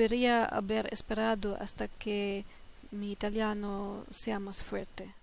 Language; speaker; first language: Spanish; non-native, learner; German